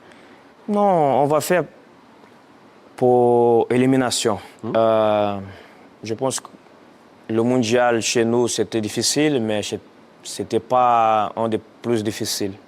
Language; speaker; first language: French; non-native, fluent; Portuguese